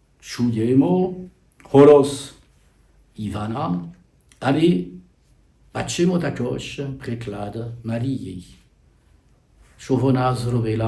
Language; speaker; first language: Polish; non-native, learner; French